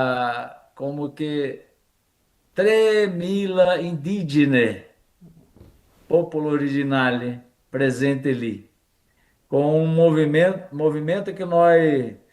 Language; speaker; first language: Italian; non-native, fluent; Portuguese